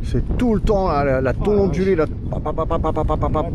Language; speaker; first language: French; native; French